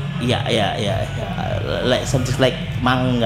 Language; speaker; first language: English; non-native, learner; Indonesian